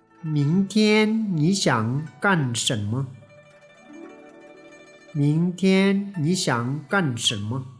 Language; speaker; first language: Chinese; non-native, fluent; Tibetan